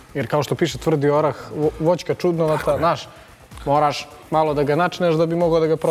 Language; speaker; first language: Serbian; native; Serbian